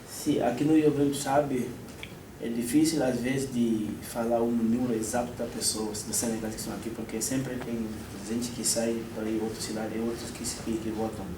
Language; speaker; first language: Portuguese; non-native, fluent; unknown